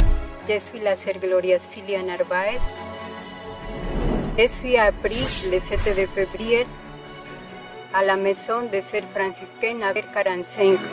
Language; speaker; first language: French; non-native, learner; Spanish